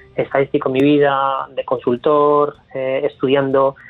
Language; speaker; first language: Spanish; native; Spanish